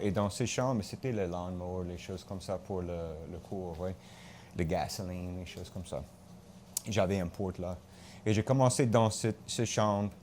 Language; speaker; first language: French; non-native, local second language; English